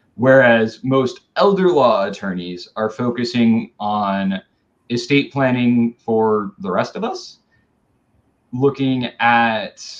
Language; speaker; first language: English; native; English